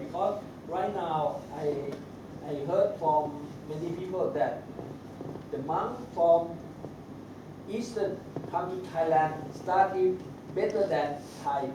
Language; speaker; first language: English; non-native, learner; Thai